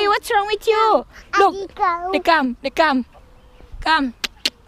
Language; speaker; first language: English; non-native, learner; Indonesian